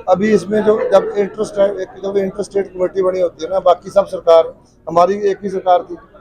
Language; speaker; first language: Hindi; non-native, local second language; Punjabi